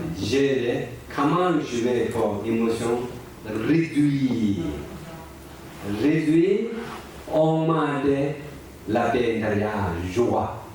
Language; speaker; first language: French; non-native, learner; Tibetan